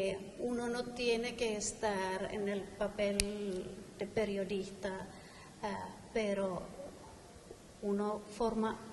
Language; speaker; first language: Spanish; non-native, fluent; Finnish